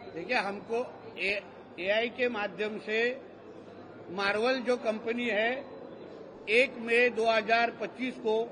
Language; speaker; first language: Hindi; non-native, local second language; Marathi